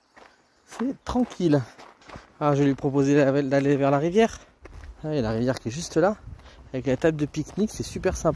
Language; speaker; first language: French; native; French